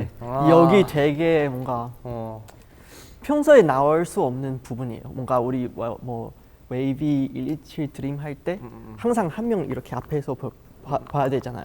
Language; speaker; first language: Korean; non-native, fluent; Chinese